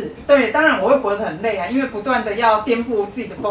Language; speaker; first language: Chinese; native; Chinese